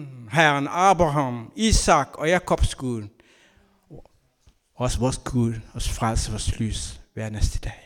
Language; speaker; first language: Danish; non-native, learner; Kabuverdianu